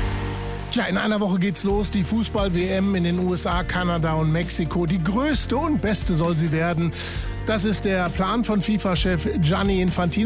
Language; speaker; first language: German; native; German